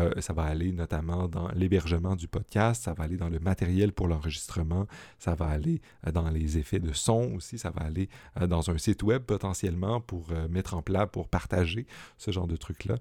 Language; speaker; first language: French; native; French